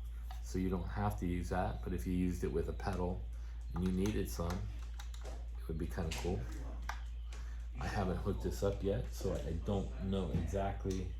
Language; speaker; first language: English; native; English